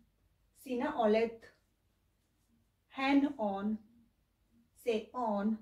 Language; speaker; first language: Finnish; non-native, learner; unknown